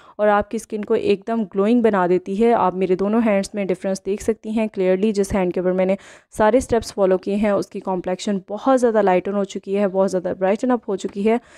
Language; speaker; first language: Hindi; native; Hindi